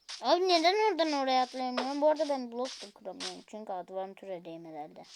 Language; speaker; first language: Turkish; native; Turkish